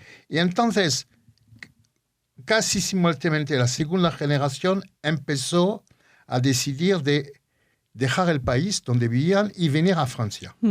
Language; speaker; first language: Spanish; early bilingual, heritage; Ladino